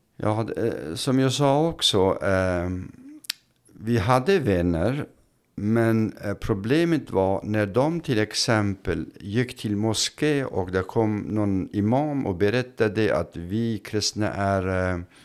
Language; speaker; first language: Swedish; non-native, fluent; Turkish